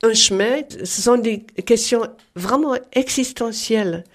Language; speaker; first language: French; non-native, fluent; German